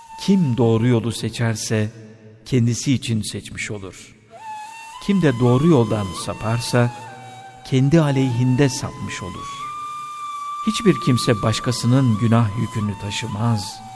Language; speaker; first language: Turkish; native; Turkish